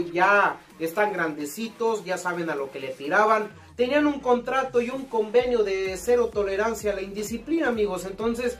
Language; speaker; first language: Spanish; native; Spanish